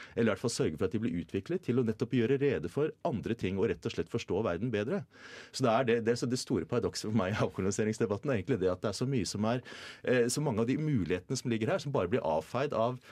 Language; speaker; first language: Norwegian; native; Norwegian